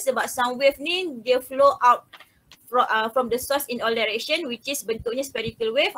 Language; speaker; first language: English; non-native, local second language; Malay